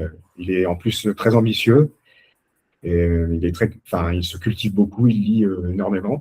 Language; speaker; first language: French; native; French